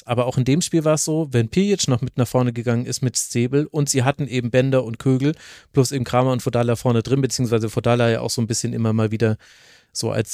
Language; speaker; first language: German; native; German